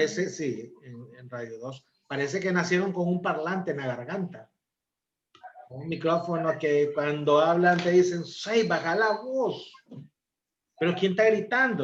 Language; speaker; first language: Spanish; native; Spanish